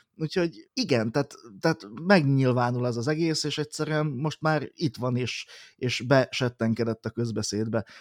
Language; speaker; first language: Hungarian; native; Hungarian